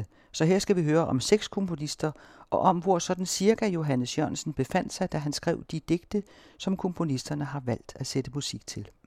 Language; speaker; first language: Danish; native; Danish